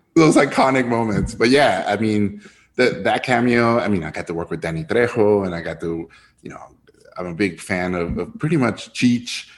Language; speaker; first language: English; non-native, fluent; Spanish